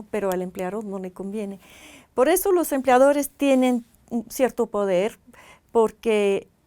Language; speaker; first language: Spanish; non-native, fluent; French